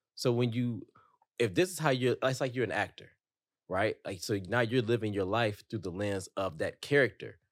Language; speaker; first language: English; native; English